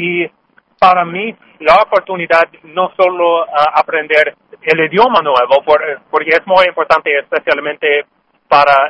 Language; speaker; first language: Spanish; non-native, fluent; English